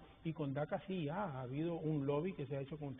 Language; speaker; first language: Spanish; native; Spanish